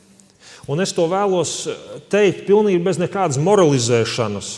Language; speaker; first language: Latvian; native; Latvian